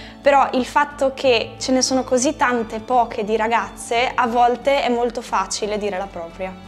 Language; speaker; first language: Italian; native; Italian